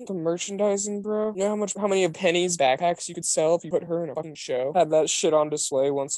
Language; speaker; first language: English; native; English